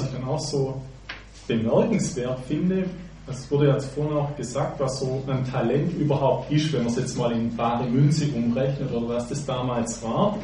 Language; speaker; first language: German; native; German